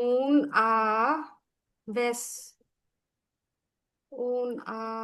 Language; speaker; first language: Spanish; non-native, learner; Bangla